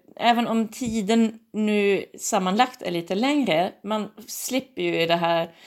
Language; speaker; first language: Swedish; non-native, fluent; German